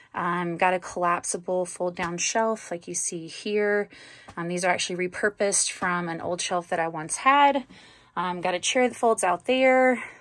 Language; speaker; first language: English; native; English